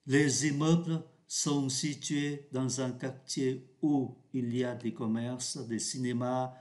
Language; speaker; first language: French; non-native, fluent; Vietnamese